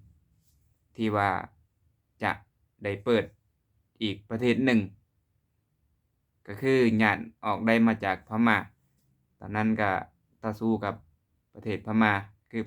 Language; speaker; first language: Thai; non-native, local second language; Lao